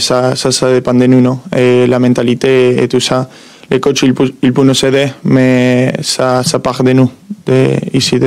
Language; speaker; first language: French; non-native, fluent; Spanish